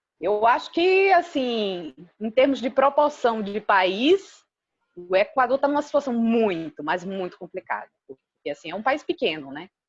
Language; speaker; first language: Portuguese; native; Portuguese